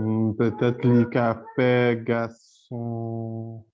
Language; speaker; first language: Haitian Creole; non-native, learner; French